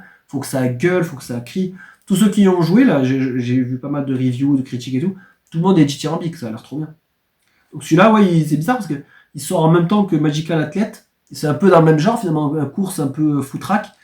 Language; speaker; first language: French; native; French